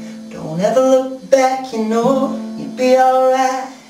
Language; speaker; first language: English; native; English